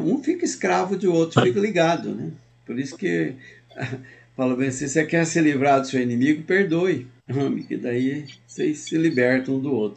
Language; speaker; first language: Portuguese; native; Portuguese